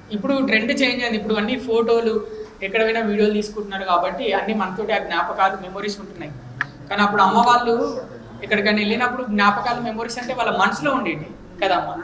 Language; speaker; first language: Telugu; native; Telugu